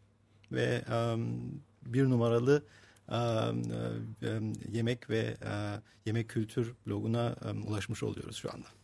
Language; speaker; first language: Turkish; early bilingual, heritage; Turkish